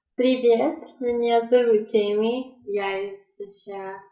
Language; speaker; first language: Russian; non-native, learner; English